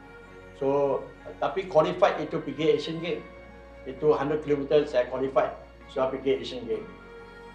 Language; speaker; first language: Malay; non-native, local second language; Chinese